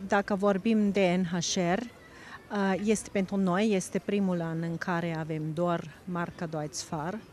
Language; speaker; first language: Romanian; non-native, fluent; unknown